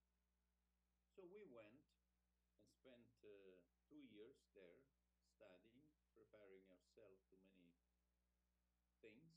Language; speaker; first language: English; non-native, fluent; Italian